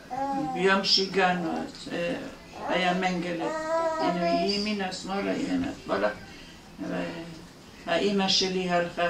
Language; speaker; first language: Hebrew; non-native, fluent; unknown